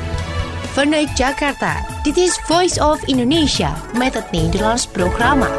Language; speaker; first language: Dutch; non-native, fluent; Indonesian